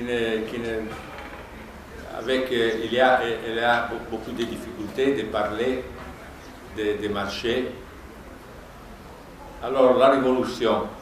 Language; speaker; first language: French; non-native, fluent; Italian